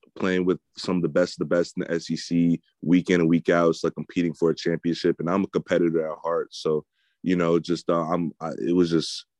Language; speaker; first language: English; native; English